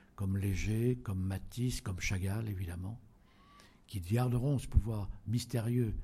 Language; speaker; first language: French; native; French